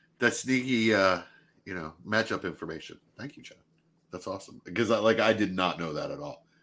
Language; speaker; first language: English; native; English